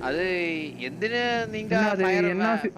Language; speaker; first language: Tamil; non-native, learner; Malayalam